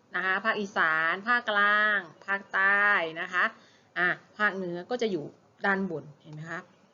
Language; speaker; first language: Thai; native; Thai